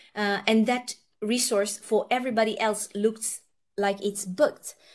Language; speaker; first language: English; early bilingual, other home language; Nepali